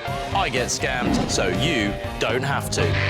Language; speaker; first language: English; native; English